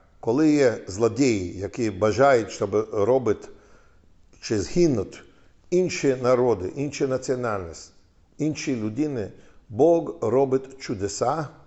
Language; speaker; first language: Ukrainian; non-native, learner; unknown